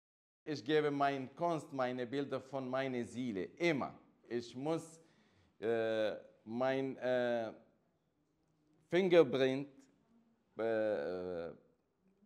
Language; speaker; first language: German; non-native, learner; Arabic